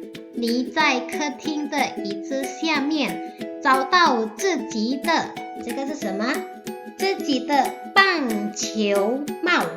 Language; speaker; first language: Chinese; non-native, fluent; Indonesian